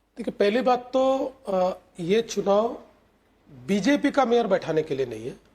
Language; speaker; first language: Hindi; non-native, local second language; Marathi